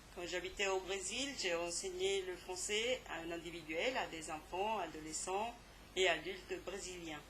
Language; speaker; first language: French; non-native, fluent; Spanish